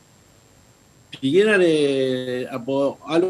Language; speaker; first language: Greek; early bilingual, heritage; Spanish